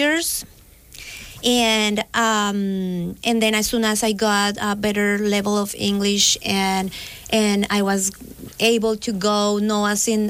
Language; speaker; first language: English; non-native, fluent; Spanish